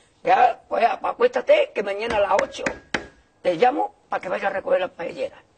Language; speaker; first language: Spanish; native; Spanish